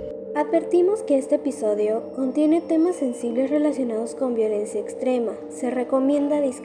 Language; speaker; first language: Spanish; native; Spanish